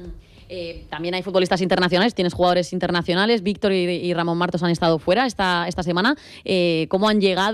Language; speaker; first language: Spanish; native; Spanish